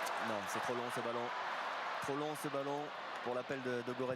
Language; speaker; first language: French; native; French